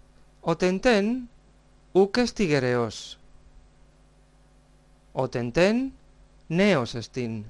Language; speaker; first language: Greek; non-native, fluent; Spanish